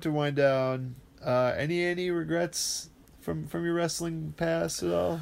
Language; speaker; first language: English; native; English